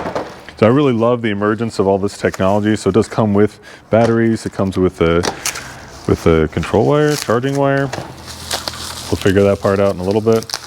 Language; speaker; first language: English; native; English